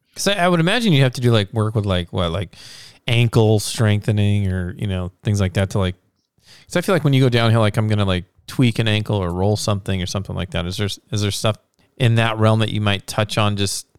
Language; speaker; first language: English; native; English